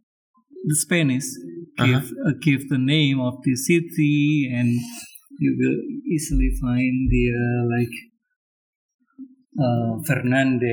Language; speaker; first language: English; non-native, learner; Indonesian